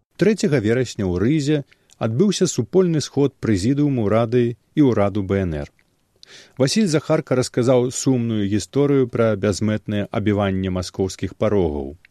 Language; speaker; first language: Belarusian; native; Belarusian